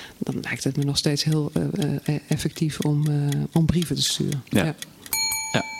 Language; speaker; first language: Dutch; native; Dutch